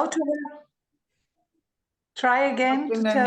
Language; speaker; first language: English; non-native, fluent; Greek